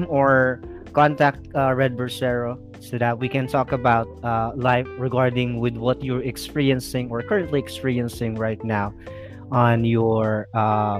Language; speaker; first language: English; non-native, local second language; Filipino